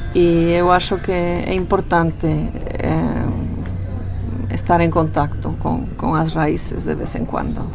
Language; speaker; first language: Portuguese; non-native, fluent; Spanish